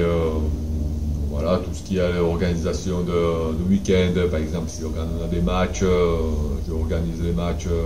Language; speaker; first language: French; non-native, fluent; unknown